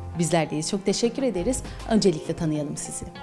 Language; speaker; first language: Turkish; native; Turkish